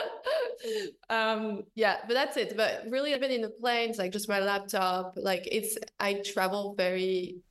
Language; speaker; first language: English; non-native, fluent; French